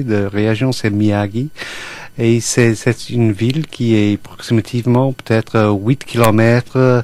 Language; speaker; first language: French; non-native, fluent; English